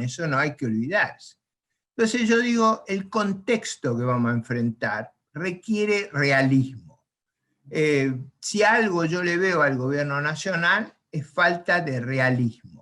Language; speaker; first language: Spanish; native; Spanish